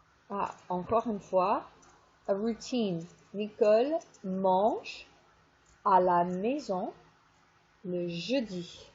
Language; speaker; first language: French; non-native, fluent; English